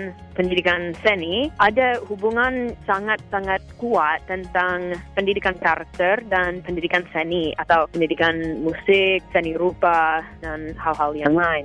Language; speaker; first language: Indonesian; non-native, fluent; English